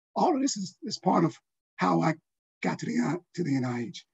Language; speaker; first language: English; native; English